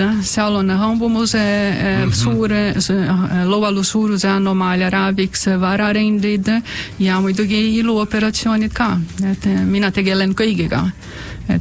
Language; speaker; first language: Estonian; non-native, fluent; Portuguese